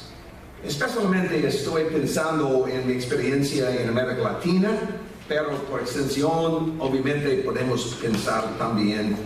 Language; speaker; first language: Spanish; non-native, fluent; English